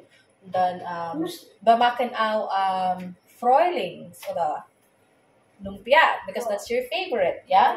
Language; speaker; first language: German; non-native, learner; Filipino